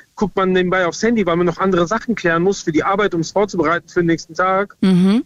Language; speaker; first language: German; native; German